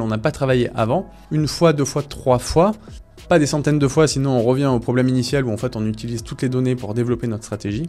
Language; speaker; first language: French; native; French